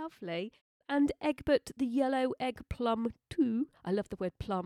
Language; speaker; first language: English; native; English